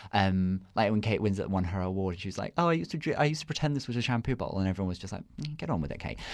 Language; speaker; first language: English; native; English